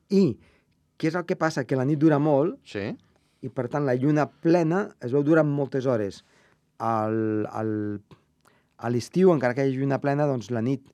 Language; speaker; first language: Catalan; native; Catalan